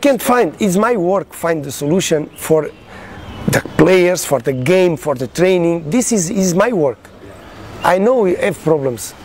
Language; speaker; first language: English; non-native, learner; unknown